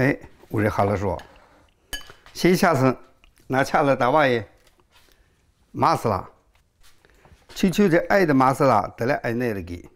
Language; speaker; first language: Russian; non-native, learner; Chinese